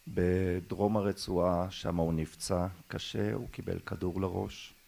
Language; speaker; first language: Hebrew; non-native, local second language; German